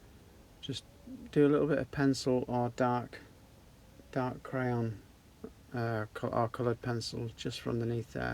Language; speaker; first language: English; native; English